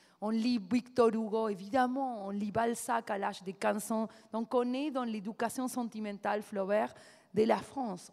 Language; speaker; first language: French; non-native, fluent; Spanish